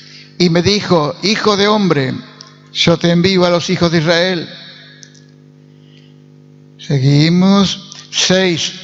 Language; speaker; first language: Spanish; native; Spanish